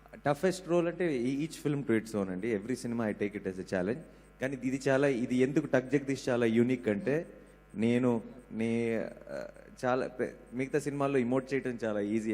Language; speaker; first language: Telugu; native; Telugu